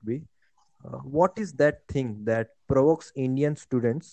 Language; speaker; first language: English; non-native, local second language; Marathi